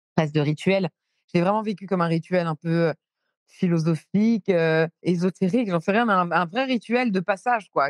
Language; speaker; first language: French; native; French